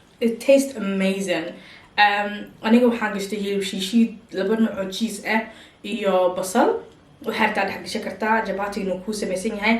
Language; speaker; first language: Somali; early bilingual, heritage; Somali